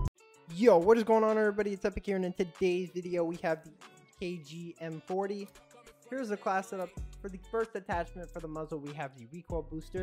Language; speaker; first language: English; native; English